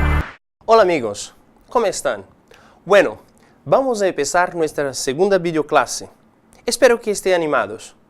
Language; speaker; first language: Spanish; non-native, fluent; Portuguese